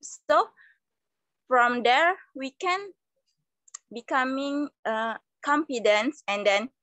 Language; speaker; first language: English; non-native, learner; Indonesian